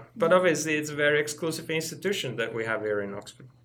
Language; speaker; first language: English; non-native, fluent; Finnish